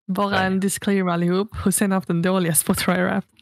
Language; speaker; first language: Swedish; early bilingual, other home language; Arabic